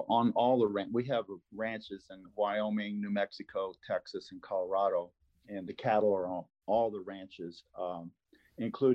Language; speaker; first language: English; non-native, fluent; Spanish